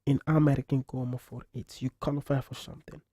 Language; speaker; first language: Dutch; non-native, fluent; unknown